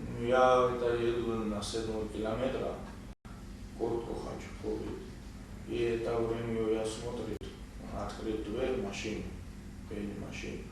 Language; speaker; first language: Russian; non-native, learner; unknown